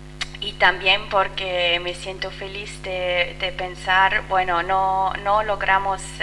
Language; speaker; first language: Spanish; non-native, fluent; French